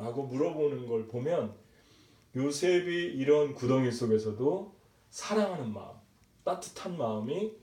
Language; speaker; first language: Korean; native; Korean